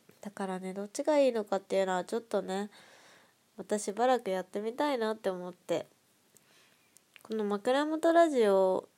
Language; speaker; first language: Japanese; native; Japanese